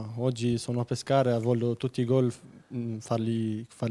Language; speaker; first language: Italian; non-native, fluent; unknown